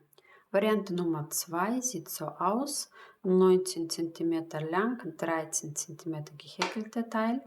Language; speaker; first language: German; non-native, fluent; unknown